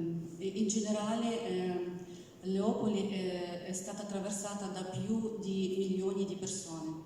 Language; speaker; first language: Italian; non-native, learner; Ukrainian